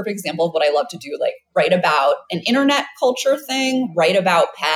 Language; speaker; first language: English; native; English